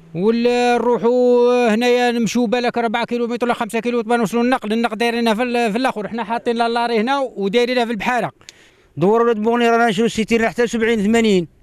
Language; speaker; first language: Arabic; native; Arabic